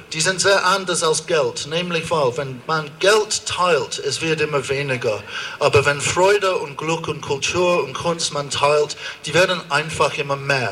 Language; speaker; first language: German; non-native, fluent; English